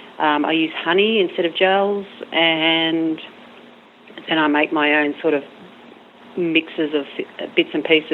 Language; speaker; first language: English; native; English